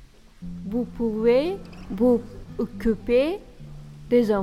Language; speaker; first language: French; non-native, learner; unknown